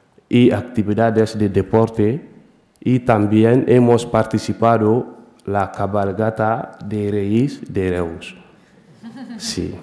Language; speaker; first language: Spanish; non-native, learner; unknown